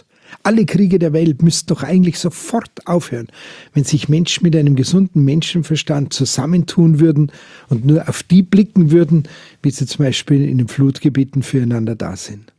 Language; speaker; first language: German; native; German